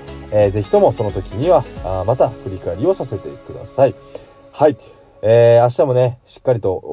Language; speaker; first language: Japanese; native; Japanese